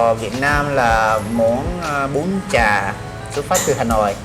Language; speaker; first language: Vietnamese; non-native, fluent; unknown